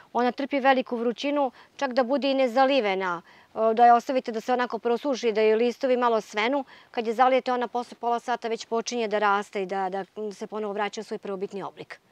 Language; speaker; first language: Croatian; native; Croatian